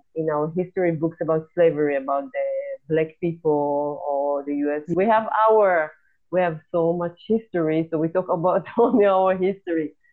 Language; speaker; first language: English; non-native, fluent; Hebrew